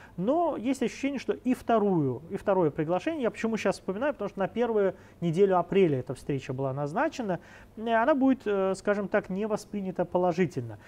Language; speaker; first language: Russian; non-native, local second language; Azerbaijani